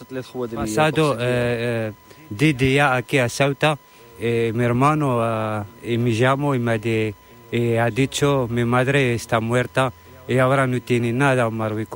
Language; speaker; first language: Spanish; non-native, learner; Arabic